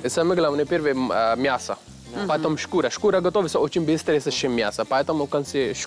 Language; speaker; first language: Russian; non-native, learner; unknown